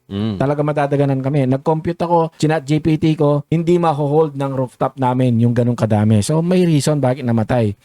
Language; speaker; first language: Filipino; native; Filipino